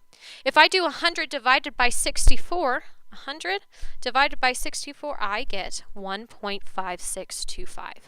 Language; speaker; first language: English; native; English